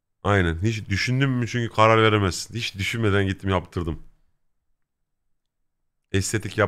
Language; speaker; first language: Turkish; native; Turkish